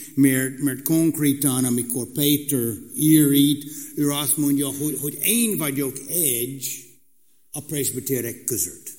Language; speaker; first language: Hungarian; non-native, fluent; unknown